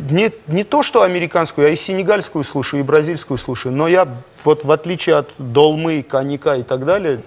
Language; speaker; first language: Russian; non-native, local second language; Armenian